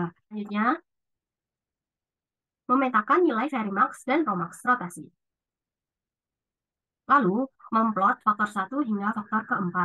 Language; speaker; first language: Indonesian; native; Indonesian